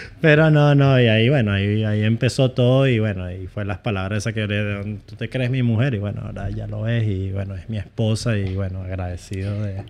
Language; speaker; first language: Spanish; native; Spanish